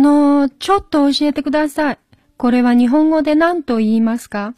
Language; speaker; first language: Japanese; non-native, fluent; Chinese